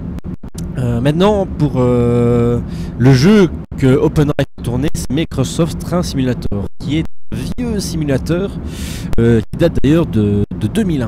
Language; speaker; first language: French; native; French